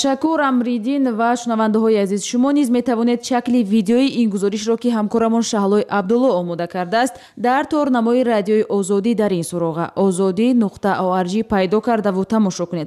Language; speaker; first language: Tajik; native; Tajik